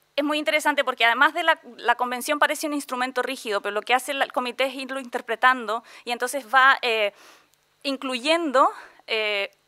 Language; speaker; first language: Spanish; native; Spanish